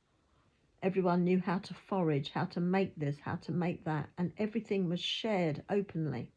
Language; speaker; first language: English; native; English